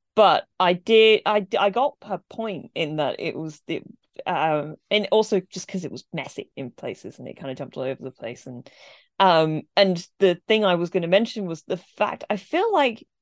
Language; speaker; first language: English; native; English